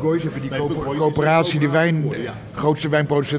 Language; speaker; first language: Dutch; native; Dutch